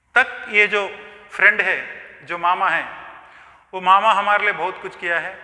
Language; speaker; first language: Hindi; non-native, local second language; Telugu